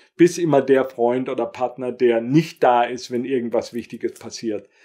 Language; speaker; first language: German; native; German